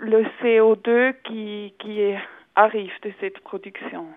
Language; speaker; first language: French; non-native, local second language; German